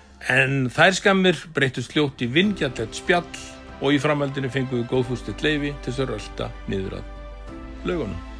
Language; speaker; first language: Icelandic; native; Icelandic